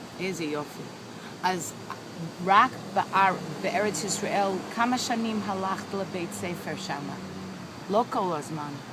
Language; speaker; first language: Hebrew; early bilingual, heritage; English